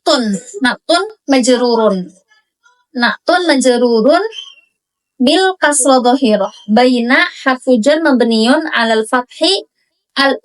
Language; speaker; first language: Arabic; non-native, learner; Indonesian